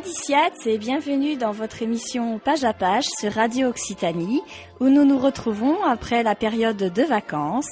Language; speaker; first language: French; native; French